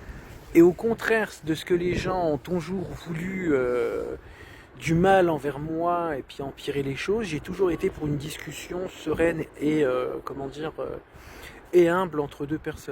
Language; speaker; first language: French; native; French